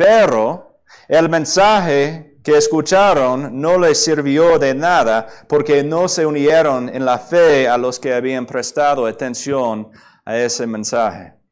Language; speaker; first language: Spanish; non-native, fluent; English